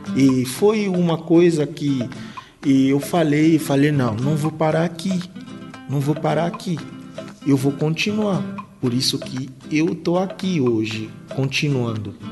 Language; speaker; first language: Portuguese; non-native, fluent; Lingala